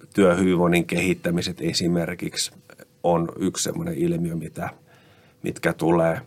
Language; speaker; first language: Finnish; native; Finnish